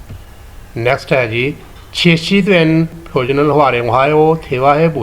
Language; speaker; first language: Korean; non-native, learner; Urdu